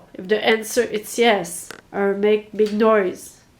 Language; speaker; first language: English; non-native, learner; French